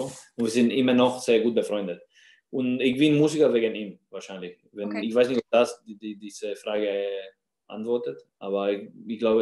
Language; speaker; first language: German; non-native, fluent; Spanish